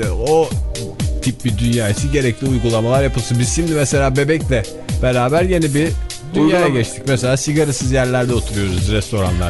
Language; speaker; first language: Turkish; native; Turkish